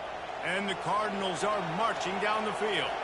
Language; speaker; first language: English; native; English